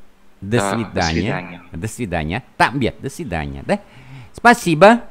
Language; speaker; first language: Russian; non-native, fluent; Vietnamese